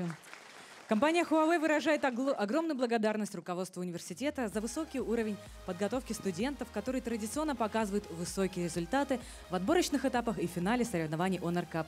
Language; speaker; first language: Russian; native; Russian